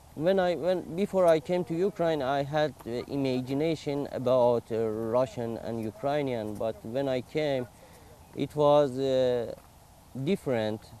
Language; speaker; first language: English; non-native, learner; Persian